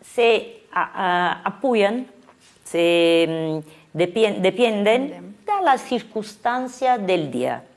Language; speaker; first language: Spanish; non-native, fluent; Italian